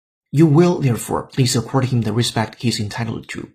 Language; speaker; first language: English; non-native, fluent; Chinese